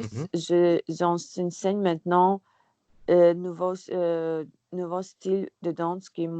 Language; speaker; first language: French; non-native, learner; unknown